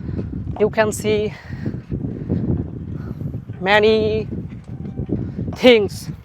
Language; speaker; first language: English; non-native, learner; Bangla